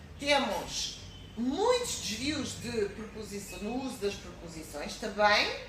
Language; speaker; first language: Portuguese; native; Portuguese